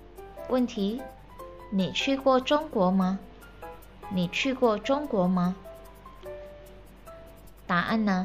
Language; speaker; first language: Chinese; non-native, fluent; Indonesian